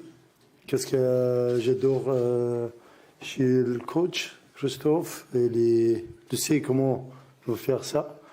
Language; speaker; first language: French; non-native, learner; Arabic